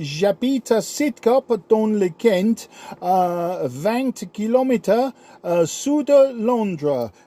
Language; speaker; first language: French; non-native, learner; English